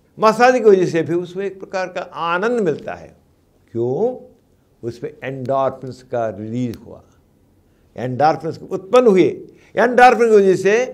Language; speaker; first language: Hindi; non-native, local second language; Telugu